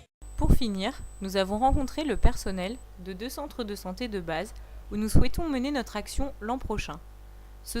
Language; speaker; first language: French; native; French